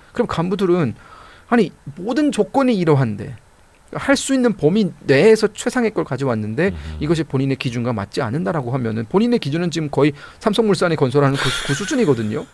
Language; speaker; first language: Korean; native; Korean